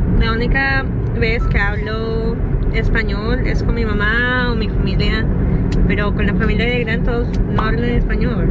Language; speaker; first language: Spanish; early bilingual, heritage; Spanish